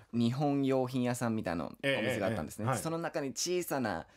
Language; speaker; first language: Japanese; non-native, fluent; English